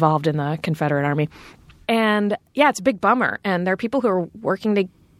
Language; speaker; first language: English; native; English